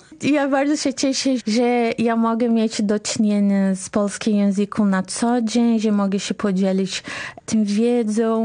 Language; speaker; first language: Polish; non-native, fluent; Portuguese